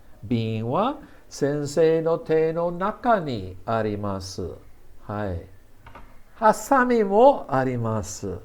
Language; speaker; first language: Japanese; non-native, fluent; English